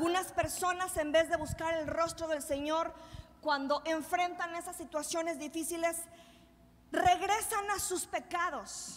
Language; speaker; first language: Spanish; native; Spanish